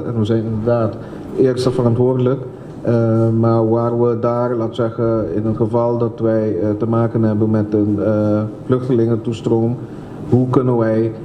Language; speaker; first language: Dutch; non-native, local second language; Papiamento